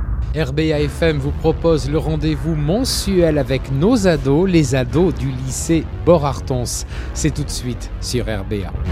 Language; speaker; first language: French; native; French